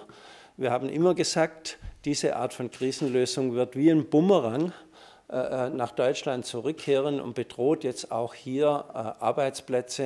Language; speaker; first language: German; native; German